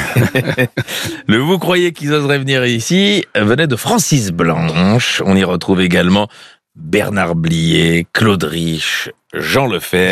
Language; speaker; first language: French; native; French